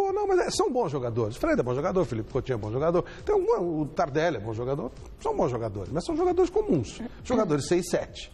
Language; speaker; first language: Portuguese; native; Portuguese